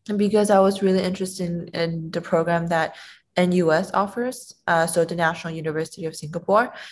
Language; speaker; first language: English; non-native, fluent; Chinese